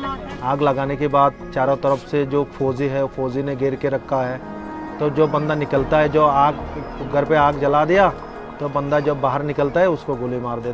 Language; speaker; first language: Hindi; non-native, learner; Rohingya